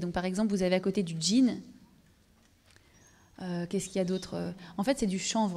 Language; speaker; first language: French; native; French